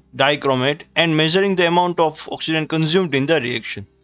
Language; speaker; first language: English; non-native, local second language; Gujarati